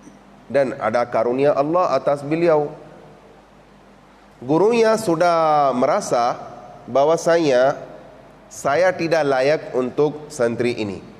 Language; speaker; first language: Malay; non-native, fluent; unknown